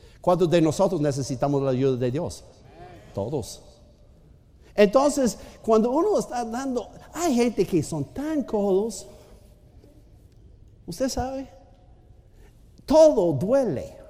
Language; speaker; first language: Spanish; non-native, fluent; English